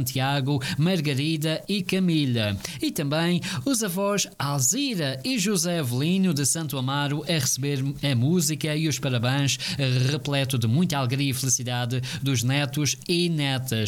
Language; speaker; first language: Portuguese; native; Portuguese